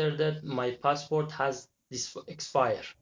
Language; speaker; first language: English; non-native, learner; Persian